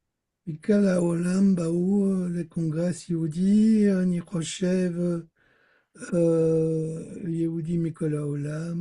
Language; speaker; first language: Hebrew; non-native, learner; French